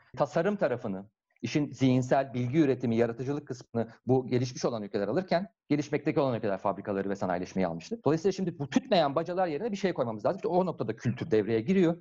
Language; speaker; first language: Turkish; native; Turkish